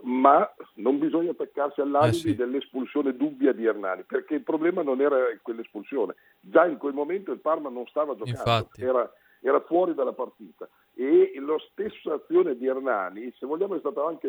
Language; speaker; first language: Italian; native; Italian